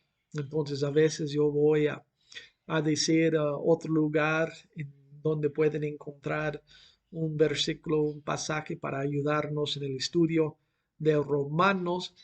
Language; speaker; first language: Spanish; non-native, fluent; English